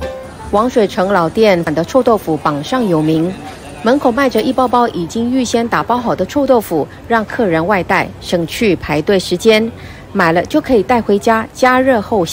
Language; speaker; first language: Chinese; native; Chinese